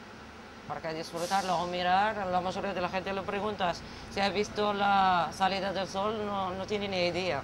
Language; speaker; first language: Spanish; non-native, fluent; Arabic